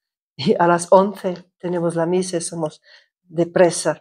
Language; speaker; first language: Spanish; non-native, fluent; Croatian